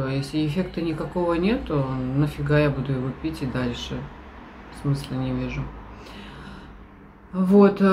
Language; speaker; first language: Russian; native; Russian